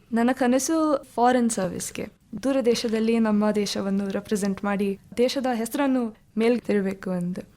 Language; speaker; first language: Kannada; non-native, local second language; Kodava